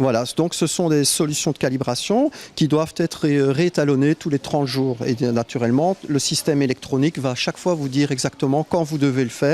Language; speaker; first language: French; native; French